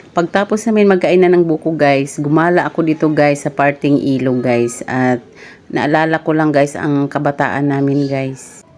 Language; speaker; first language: Filipino; non-native, local second language; Cebuano